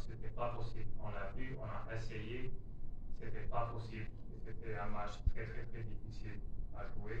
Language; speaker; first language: French; non-native, fluent; German